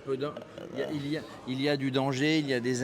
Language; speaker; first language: French; native; French